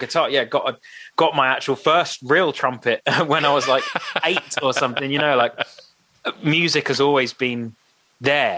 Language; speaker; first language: English; native; English